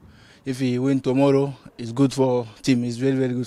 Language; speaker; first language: English; non-native, learner; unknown